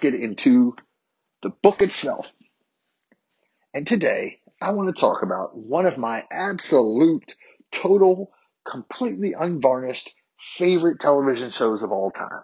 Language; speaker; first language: English; native; English